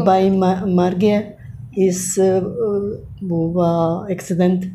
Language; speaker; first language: Hindi; non-native, learner; Bosnian